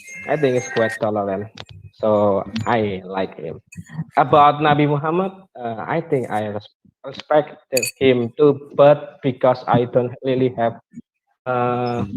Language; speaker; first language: English; non-native, learner; Indonesian